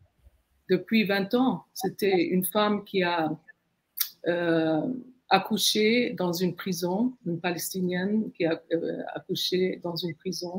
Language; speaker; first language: French; non-native, fluent; Arabic